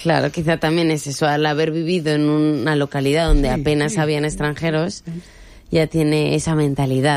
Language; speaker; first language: Spanish; native; Spanish